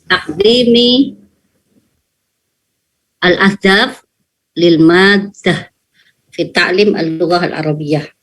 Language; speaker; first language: Arabic; non-native, fluent; Indonesian